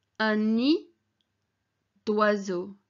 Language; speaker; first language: French; non-native, fluent; English